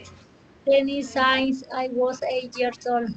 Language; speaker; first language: English; non-native, learner; Spanish